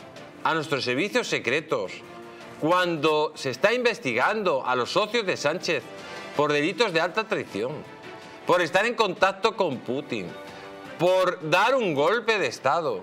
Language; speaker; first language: Spanish; native; Spanish